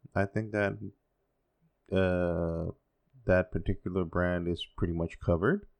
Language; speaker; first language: English; non-native, fluent; Spanish